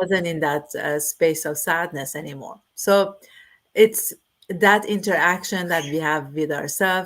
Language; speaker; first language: English; non-native, fluent; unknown